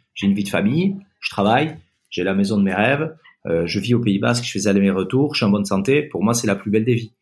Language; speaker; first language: French; native; French